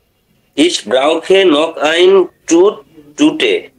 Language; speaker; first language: German; non-native, learner; Bangla